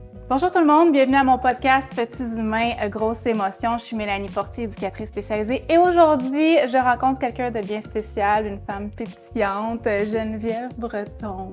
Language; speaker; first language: French; native; French